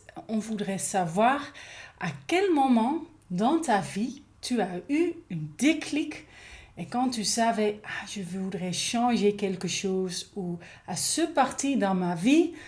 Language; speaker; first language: French; non-native, learner; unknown